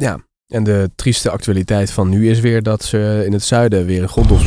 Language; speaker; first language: Dutch; native; Dutch